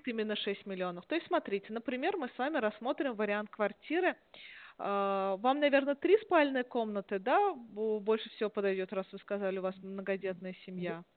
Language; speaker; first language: Russian; native; Russian